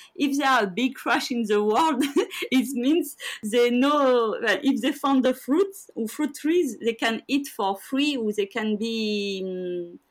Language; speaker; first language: English; non-native, learner; French